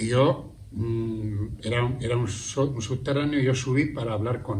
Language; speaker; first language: Spanish; native; Spanish